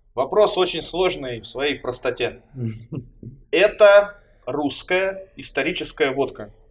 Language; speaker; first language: Russian; native; Russian